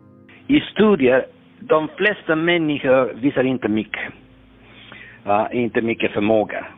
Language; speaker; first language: Swedish; non-native, fluent; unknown